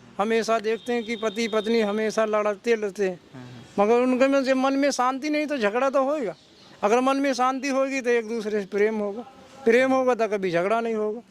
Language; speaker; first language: Hindi; native; Hindi